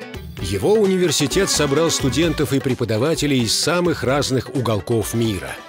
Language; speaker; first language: Russian; native; Russian